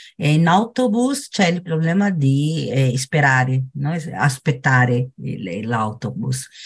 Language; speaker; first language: Italian; non-native, fluent; Portuguese